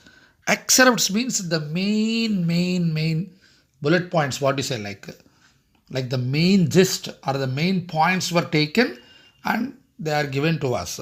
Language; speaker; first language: English; non-native, local second language; Telugu